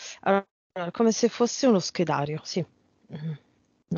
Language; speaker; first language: Italian; native; Italian